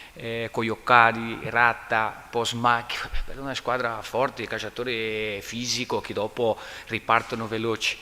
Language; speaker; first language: Italian; non-native, learner; Portuguese